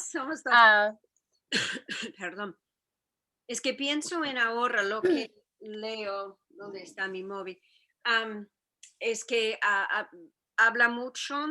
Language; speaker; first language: Spanish; non-native, fluent; English